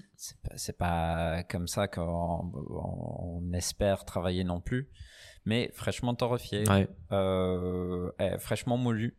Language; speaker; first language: French; non-native, fluent; English